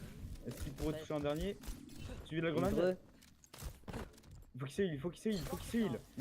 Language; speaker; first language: French; native; French